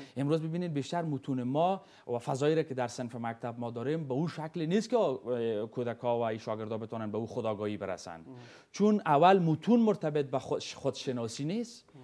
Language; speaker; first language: Persian; native; Persian